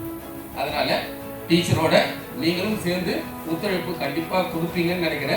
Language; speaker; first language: Tamil; native; Tamil